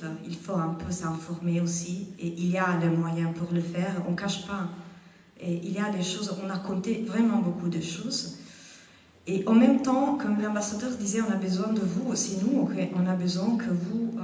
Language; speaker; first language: French; non-native, fluent; Italian